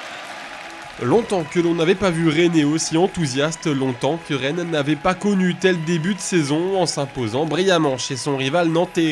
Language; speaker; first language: French; native; French